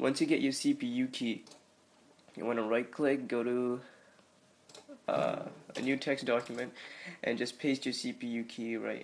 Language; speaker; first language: English; native; English